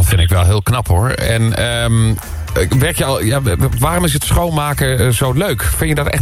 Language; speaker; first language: Dutch; native; Dutch